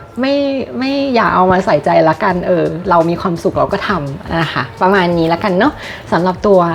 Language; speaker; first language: Thai; native; Thai